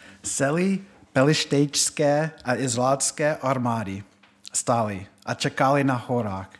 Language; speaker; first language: Czech; non-native, fluent; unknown